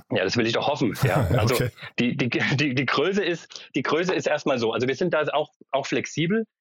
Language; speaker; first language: German; native; German